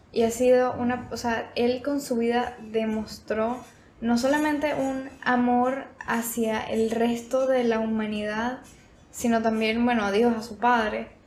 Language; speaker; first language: Spanish; native; Spanish